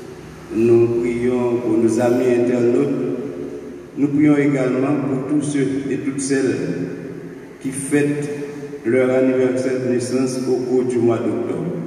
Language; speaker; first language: French; non-native, local second language; Haitian Creole